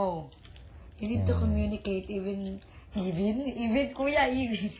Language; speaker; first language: English; non-native, local second language; Filipino